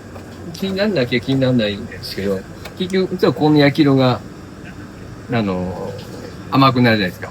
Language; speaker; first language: Japanese; native; Japanese